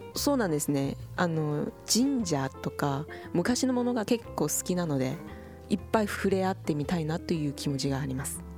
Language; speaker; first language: Japanese; non-native, fluent; Chinese